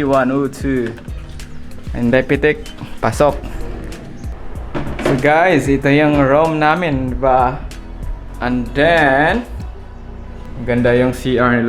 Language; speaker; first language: Filipino; non-native, local second language; Cebuano